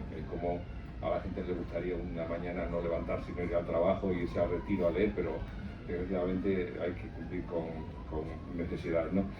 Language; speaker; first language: Spanish; native; Spanish